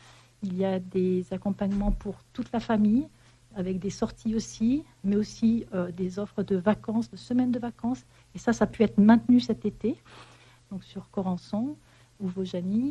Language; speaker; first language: French; native; French